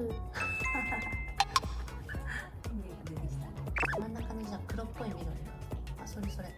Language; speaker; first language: Japanese; native; Japanese